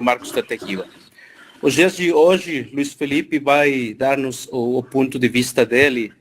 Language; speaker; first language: Portuguese; non-native, fluent; Spanish